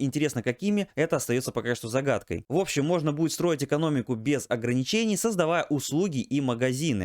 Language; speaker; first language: Russian; native; Russian